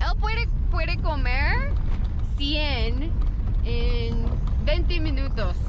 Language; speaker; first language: Spanish; non-native, learner; English